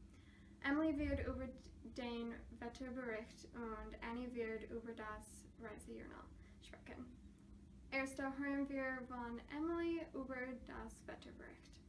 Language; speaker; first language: German; non-native, learner; English